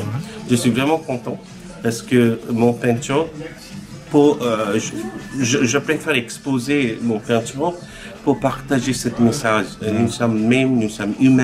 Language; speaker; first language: French; non-native, learner; Bangla